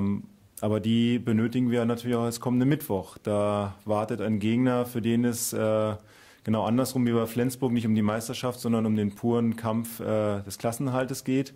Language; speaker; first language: German; native; German